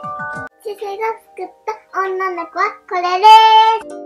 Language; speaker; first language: Japanese; native; Japanese